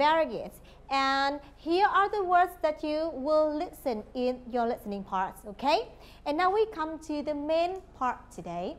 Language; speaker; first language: English; non-native, fluent; Vietnamese